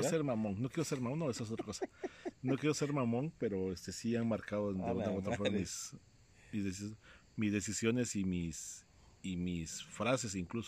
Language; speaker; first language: Spanish; native; Spanish